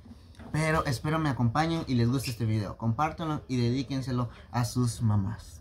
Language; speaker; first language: Spanish; native; Spanish